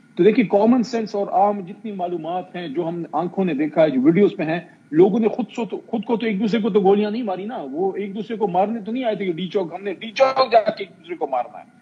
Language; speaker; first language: Urdu; non-native, local second language; Pashto